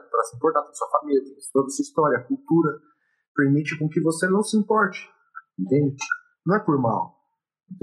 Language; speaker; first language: Portuguese; native; Portuguese